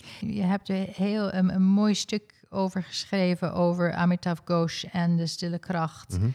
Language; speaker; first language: Dutch; early bilingual, heritage; Dutch